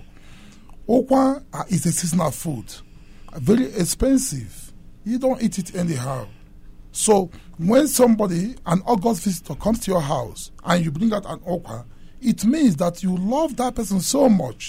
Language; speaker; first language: English; non-native, local second language; Igbo